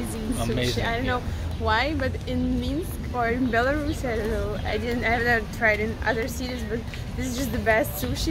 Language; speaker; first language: English; non-native, fluent; Russian